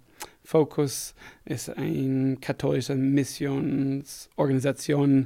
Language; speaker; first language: German; non-native, fluent; English